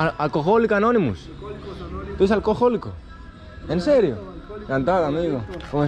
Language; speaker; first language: Spanish; non-native, learner; Greek